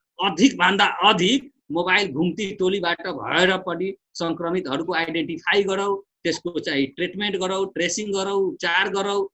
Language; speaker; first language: Nepali; non-native, local second language; Bhojpuri